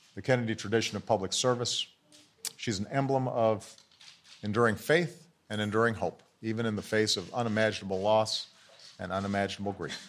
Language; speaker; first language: English; native; English